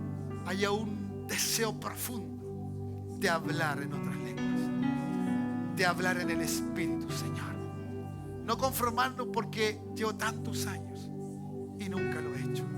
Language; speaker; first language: Spanish; native; Spanish